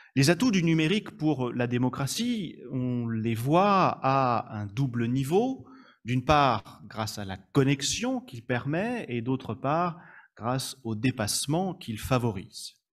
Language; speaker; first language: French; native; French